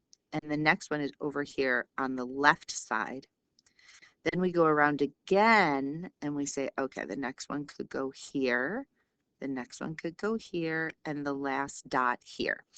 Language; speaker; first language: English; native; English